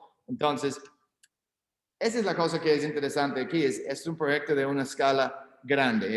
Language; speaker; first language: Spanish; non-native, learner; English